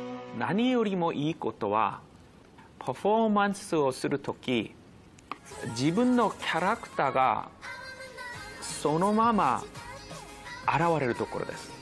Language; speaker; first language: Japanese; non-native, fluent; Korean